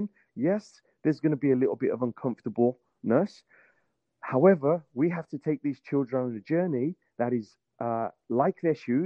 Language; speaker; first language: English; native; English